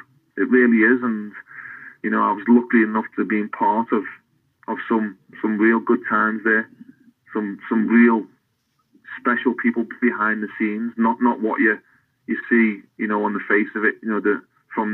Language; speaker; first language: English; native; English